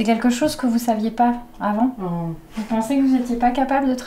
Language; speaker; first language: French; native; French